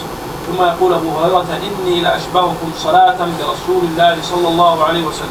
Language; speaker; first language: Arabic; native; Arabic